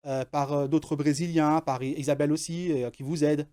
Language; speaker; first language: French; native; French